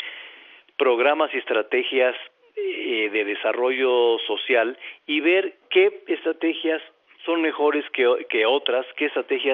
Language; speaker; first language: Spanish; native; Spanish